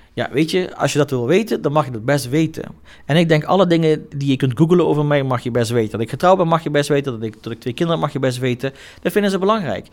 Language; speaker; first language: Dutch; early bilingual, other home language; Turkish